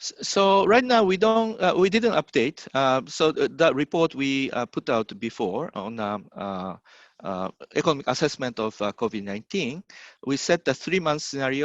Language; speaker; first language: English; non-native, fluent; Japanese